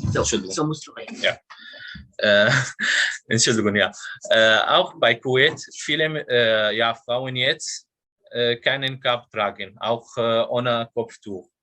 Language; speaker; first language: German; non-native, learner; Arabic